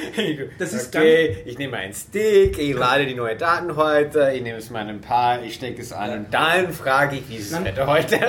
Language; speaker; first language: German; non-native, fluent; English